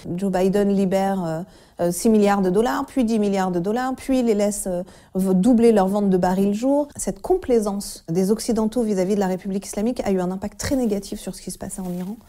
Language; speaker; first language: French; early bilingual, other home language; Persian